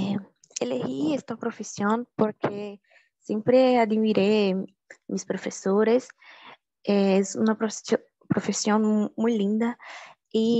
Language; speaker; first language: Spanish; non-native, learner; Portuguese